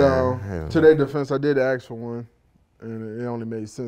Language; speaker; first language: English; native; English